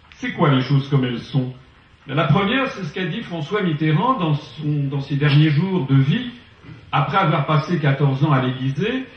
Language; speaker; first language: French; native; French